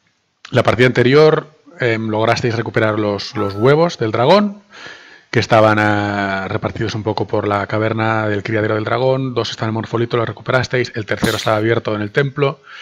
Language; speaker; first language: Spanish; native; Spanish